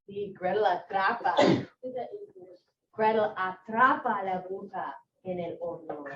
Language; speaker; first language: Spanish; non-native, fluent; English